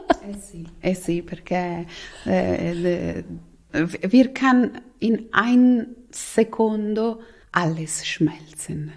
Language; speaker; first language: German; non-native, local second language; Italian